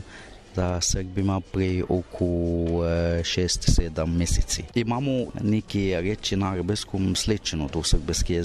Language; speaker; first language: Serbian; non-native, learner; Arabic